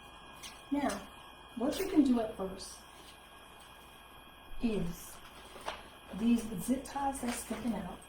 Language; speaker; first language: English; native; English